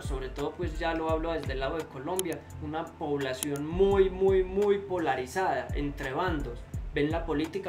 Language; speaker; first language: Spanish; native; Spanish